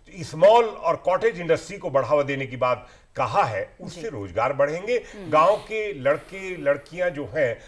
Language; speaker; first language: Hindi; native; Hindi